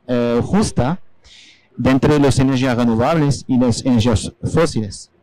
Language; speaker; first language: Spanish; non-native, fluent; French